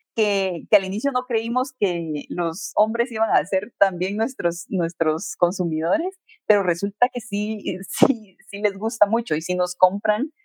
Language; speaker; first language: Spanish; native; Spanish